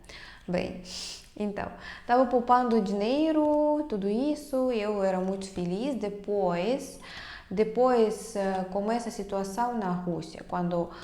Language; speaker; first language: Portuguese; non-native, fluent; Russian